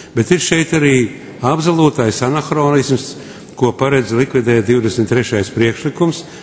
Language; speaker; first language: Latvian; non-native, local second language; Russian